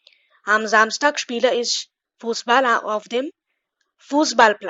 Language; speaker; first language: German; non-native, fluent; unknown